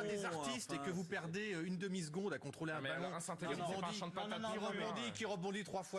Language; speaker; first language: French; native; French